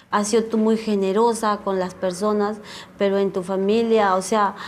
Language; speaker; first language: Spanish; native; Spanish